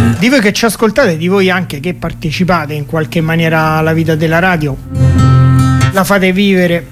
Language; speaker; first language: Italian; native; Italian